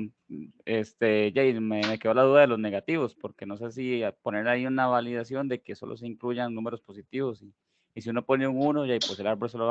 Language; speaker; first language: Spanish; native; Spanish